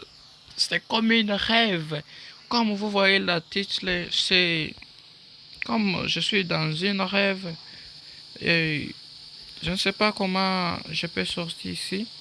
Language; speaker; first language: French; non-native, learner; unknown